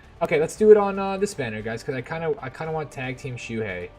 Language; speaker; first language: English; native; English